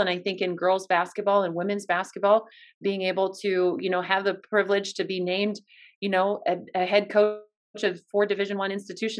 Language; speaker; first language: English; native; English